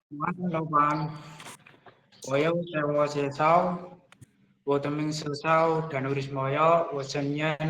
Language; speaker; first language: Chinese; non-native, learner; Indonesian